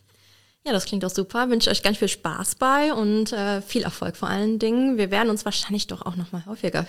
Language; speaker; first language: German; native; German